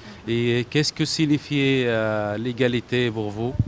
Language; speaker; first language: French; non-native, learner; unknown